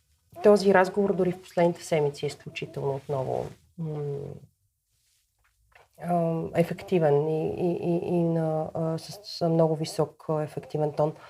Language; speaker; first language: Bulgarian; native; Bulgarian